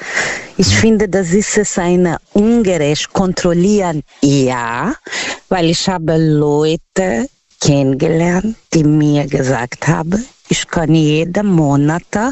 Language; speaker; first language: German; non-native, learner; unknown